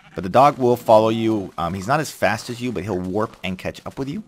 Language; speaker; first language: English; native; English